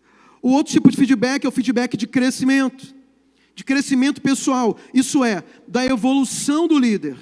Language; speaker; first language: Portuguese; native; Portuguese